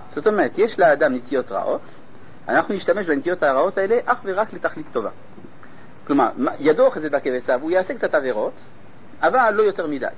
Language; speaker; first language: Hebrew; non-native, fluent; French